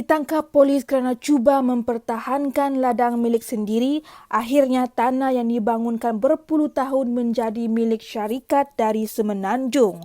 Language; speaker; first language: Malay; native; Malay